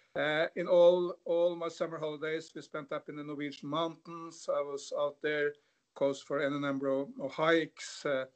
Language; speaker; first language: English; non-native, fluent; Norwegian